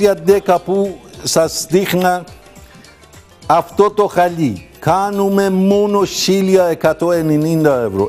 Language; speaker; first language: Greek; non-native, fluent; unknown